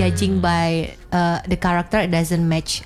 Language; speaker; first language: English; non-native, learner; Indonesian